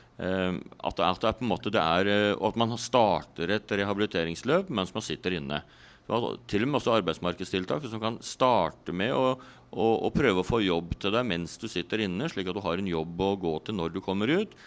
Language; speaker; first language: Norwegian; native; Norwegian